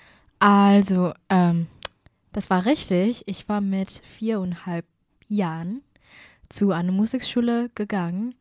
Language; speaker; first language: German; non-native, fluent; Indonesian